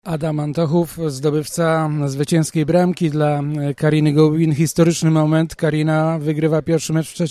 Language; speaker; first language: Polish; native; Polish